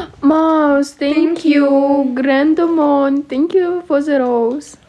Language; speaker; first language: English; non-native, learner; Russian